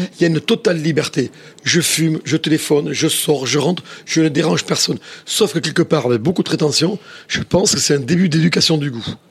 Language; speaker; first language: French; native; French